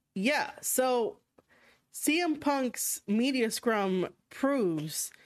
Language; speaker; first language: English; native; English